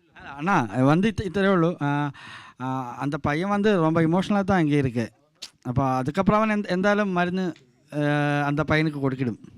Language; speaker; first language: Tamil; non-native, learner; Malayalam